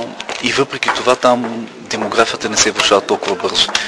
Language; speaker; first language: Bulgarian; native; Bulgarian